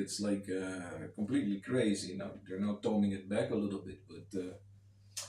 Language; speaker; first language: English; non-native, fluent; Dutch